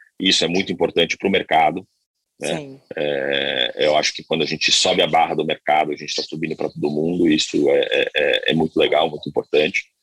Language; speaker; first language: Portuguese; native; Portuguese